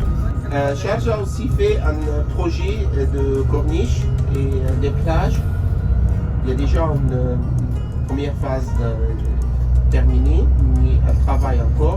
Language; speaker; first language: French; non-native, fluent; Arabic